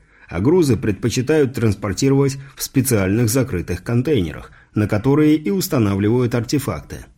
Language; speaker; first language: Russian; native; Russian